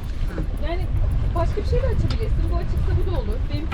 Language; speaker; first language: Turkish; native; Turkish